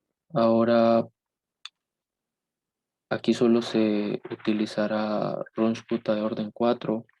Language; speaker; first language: Spanish; native; Spanish